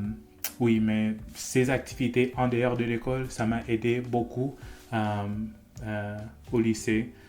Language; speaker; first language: French; non-native, fluent; English